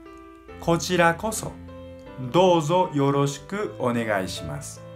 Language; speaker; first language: Japanese; native; Japanese